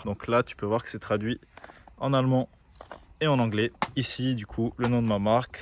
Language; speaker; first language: French; native; French